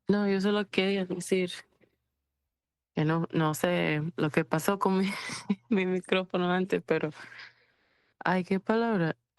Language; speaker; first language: Spanish; non-native, fluent; English